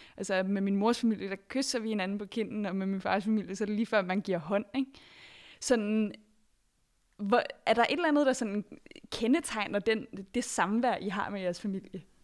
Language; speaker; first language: Danish; native; Danish